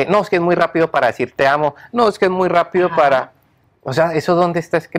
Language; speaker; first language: Spanish; native; Spanish